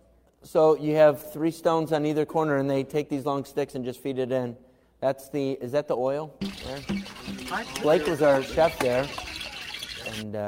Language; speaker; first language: English; native; English